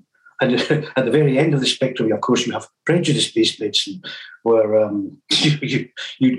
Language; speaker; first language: English; native; English